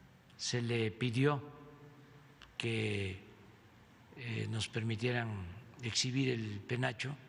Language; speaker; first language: Spanish; native; Spanish